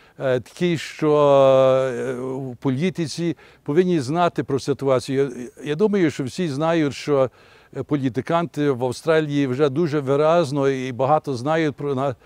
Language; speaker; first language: Ukrainian; early bilingual, heritage; Ukrainian